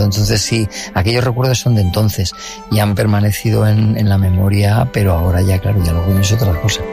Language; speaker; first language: Spanish; native; Spanish